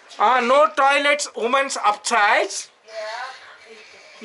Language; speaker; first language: English; non-native, local second language; Telugu